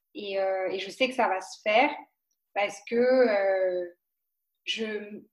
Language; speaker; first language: French; native; French